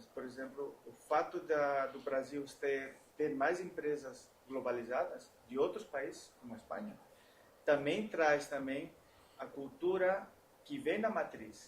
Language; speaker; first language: Portuguese; non-native, fluent; Spanish